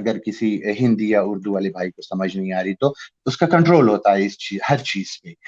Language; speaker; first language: Urdu; non-native, local second language; Pashto